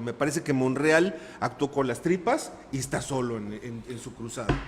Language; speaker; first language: Spanish; native; Spanish